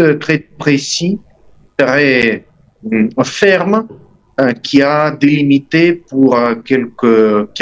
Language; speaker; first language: French; non-native, fluent; Russian